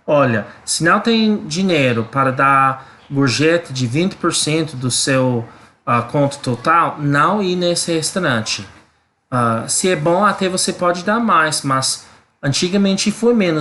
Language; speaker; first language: Portuguese; non-native, learner; English